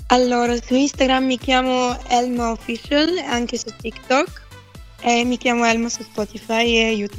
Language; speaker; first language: Italian; non-native, fluent; Bulgarian